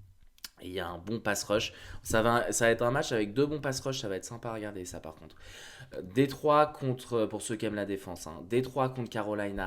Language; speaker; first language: French; native; French